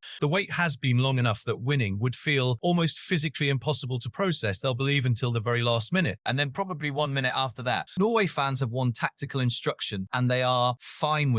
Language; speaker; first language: English; native; English